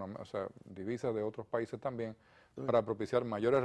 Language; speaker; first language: Spanish; native; Spanish